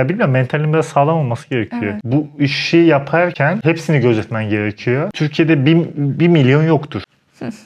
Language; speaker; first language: Turkish; native; Turkish